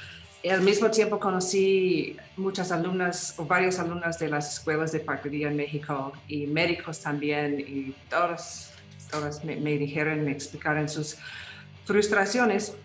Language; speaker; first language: Spanish; non-native, fluent; English